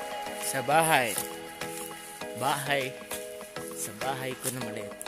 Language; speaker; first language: Filipino; non-native, local second language; Cebuano